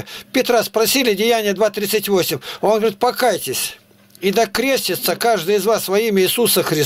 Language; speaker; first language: Russian; native; Russian